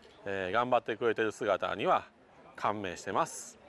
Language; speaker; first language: Japanese; native; Japanese